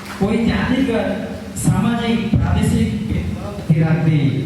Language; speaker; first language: Gujarati; non-native, local second language; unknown